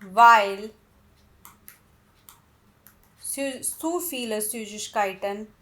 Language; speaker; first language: German; non-native, fluent; Hindi